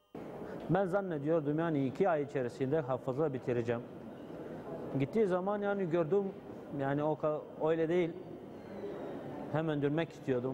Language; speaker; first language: Turkish; non-native, fluent; Bulgarian